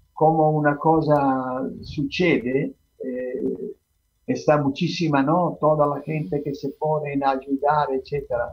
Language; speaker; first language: Spanish; non-native, fluent; Italian